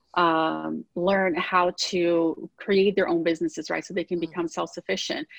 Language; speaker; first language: English; early bilingual, other home language; Portuguese